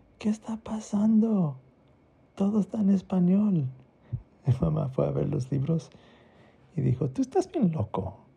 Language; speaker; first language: Spanish; early bilingual, heritage; Spanish